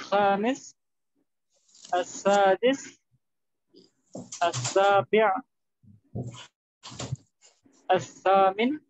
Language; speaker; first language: Arabic; non-native, learner; German